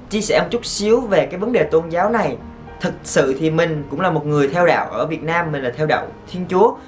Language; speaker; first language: Vietnamese; native; Vietnamese